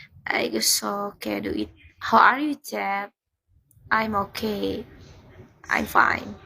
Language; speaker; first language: English; non-native, learner; Indonesian